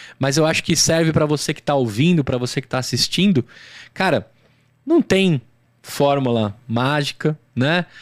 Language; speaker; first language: Portuguese; native; Portuguese